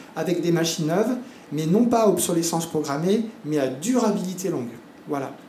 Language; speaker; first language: French; native; French